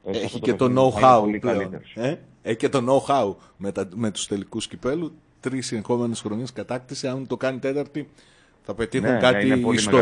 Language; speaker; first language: Greek; native; Greek